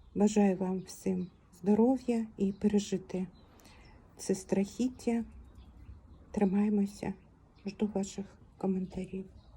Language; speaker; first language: Ukrainian; non-native, local second language; Russian